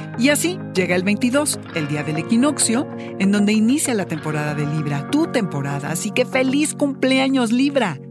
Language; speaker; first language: Spanish; native; Spanish